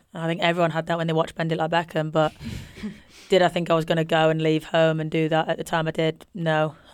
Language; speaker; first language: English; native; English